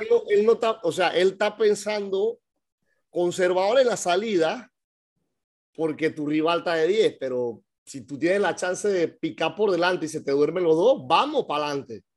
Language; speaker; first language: Spanish; native; Spanish